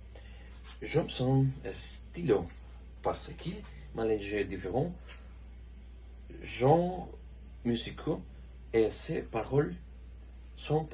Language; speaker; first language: French; non-native, learner; Spanish